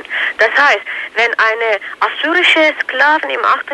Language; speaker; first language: German; non-native, fluent; Turkish